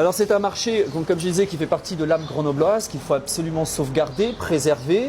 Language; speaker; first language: French; native; French